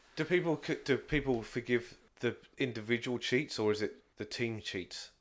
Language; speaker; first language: English; native; English